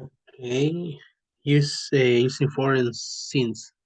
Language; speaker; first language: English; non-native, learner; Spanish